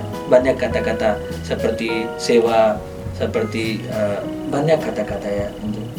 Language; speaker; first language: Indonesian; non-native, learner; Hindi